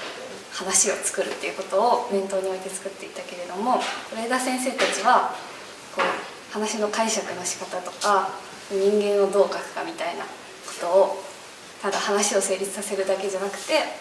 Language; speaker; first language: Japanese; native; Japanese